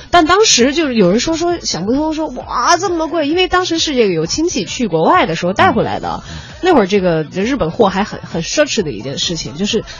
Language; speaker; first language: Chinese; native; Chinese